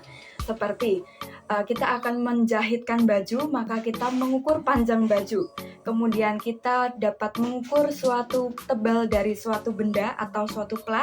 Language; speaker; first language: Indonesian; native; Indonesian